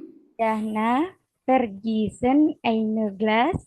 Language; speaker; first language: German; non-native, learner; Indonesian